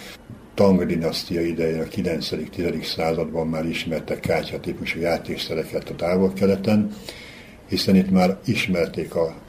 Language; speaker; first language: Hungarian; native; Hungarian